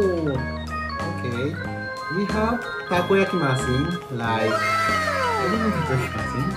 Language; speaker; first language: English; non-native, local second language; Filipino